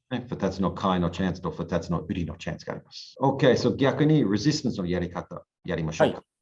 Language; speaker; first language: Japanese; non-native, learner; English